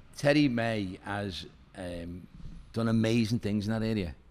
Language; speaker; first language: English; native; English